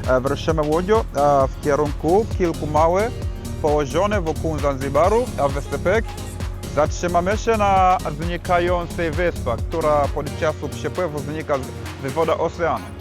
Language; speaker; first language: Polish; non-native, fluent; Swahili